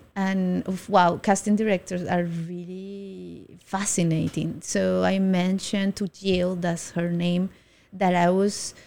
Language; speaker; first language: English; non-native, fluent; Spanish